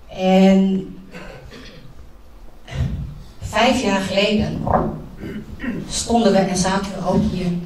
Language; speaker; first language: Dutch; early bilingual, other home language; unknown